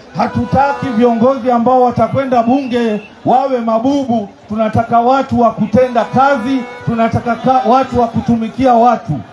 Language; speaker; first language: Swahili; native; Swahili